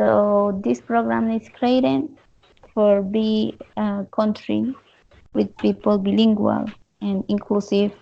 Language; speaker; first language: English; non-native, learner; Spanish